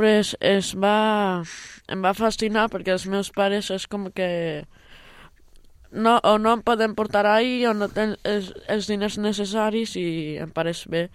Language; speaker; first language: Catalan; non-native, local second language; Spanish